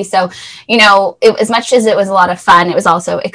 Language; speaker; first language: English; native; English